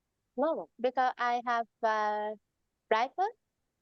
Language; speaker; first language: English; non-native, learner; Vietnamese